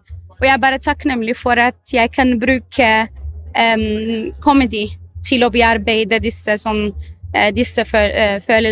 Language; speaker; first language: Norwegian; non-native, fluent; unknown